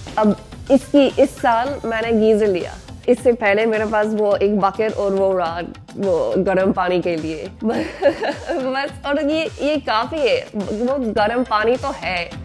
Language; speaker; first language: Urdu; non-native, learner; English